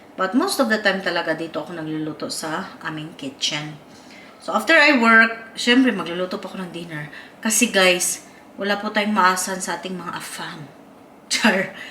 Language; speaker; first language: Filipino; non-native, local second language; Cebuano